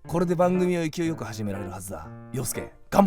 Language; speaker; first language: Japanese; native; Japanese